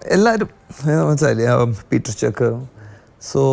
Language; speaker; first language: Malayalam; native; Malayalam